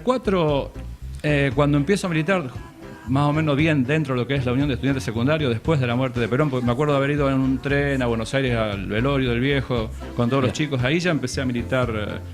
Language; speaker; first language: Spanish; native; Spanish